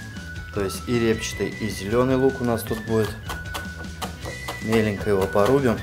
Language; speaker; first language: Russian; native; Russian